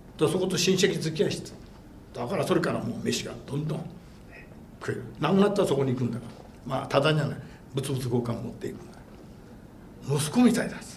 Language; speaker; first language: Japanese; non-native, fluent; English